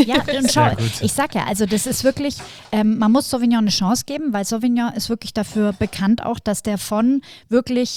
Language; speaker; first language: German; native; German